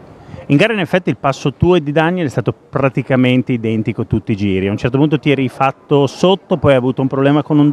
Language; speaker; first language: Italian; native; Italian